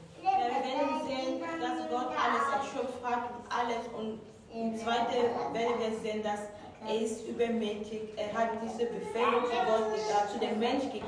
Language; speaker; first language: German; non-native, fluent; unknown